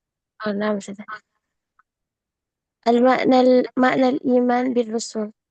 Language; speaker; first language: Arabic; non-native, learner; Indonesian